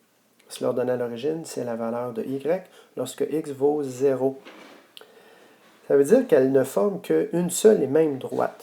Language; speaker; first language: French; native; French